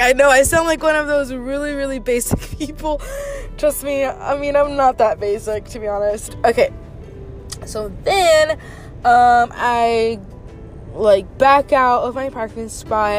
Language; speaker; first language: English; native; English